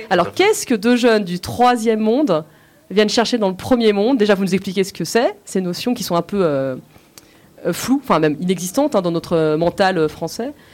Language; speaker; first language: French; native; French